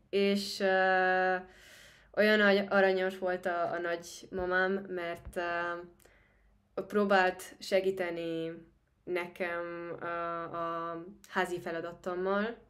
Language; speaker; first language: Hungarian; non-native, fluent; Spanish